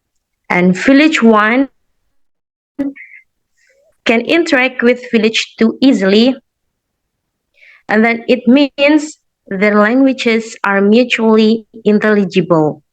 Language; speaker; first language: English; non-native, learner; Indonesian